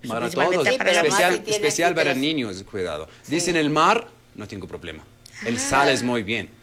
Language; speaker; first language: Spanish; non-native, learner; Arabic